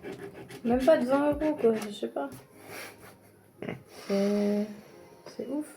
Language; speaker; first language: French; native; French